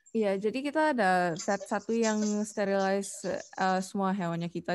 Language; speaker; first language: Indonesian; non-native, learner; English